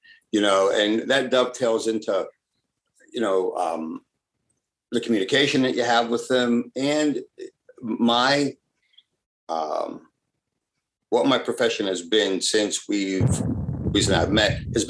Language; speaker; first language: English; early bilingual, other home language; Italian